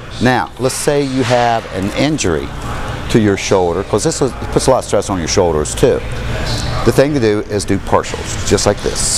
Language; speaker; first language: English; native; English